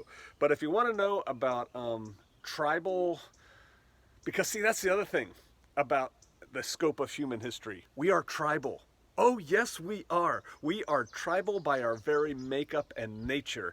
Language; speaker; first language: English; native; English